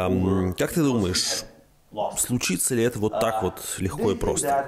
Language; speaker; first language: Russian; native; Russian